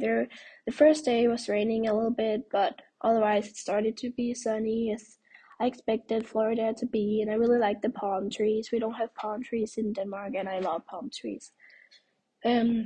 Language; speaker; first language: English; non-native, fluent; Danish